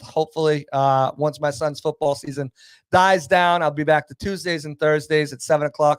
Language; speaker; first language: English; native; English